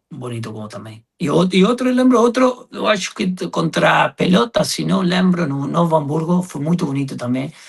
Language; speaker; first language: Portuguese; non-native, fluent; Spanish